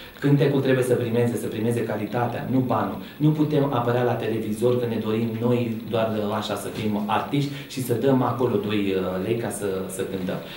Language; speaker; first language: Romanian; native; Romanian